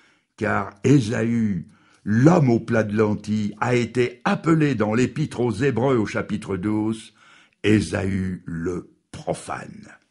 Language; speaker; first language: French; native; French